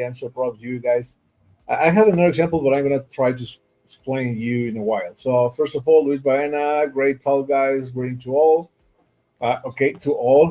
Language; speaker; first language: English; non-native, fluent; Spanish